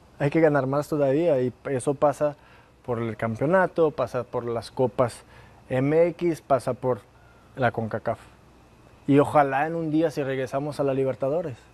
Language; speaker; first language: Spanish; non-native, fluent; French